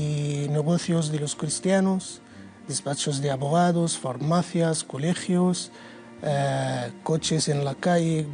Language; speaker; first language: Spanish; non-native, learner; Arabic